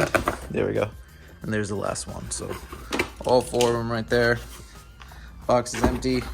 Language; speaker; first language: English; native; English